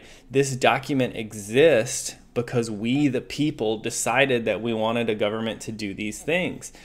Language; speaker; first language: English; native; English